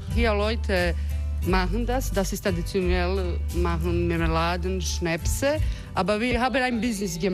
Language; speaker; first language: German; non-native, fluent; Croatian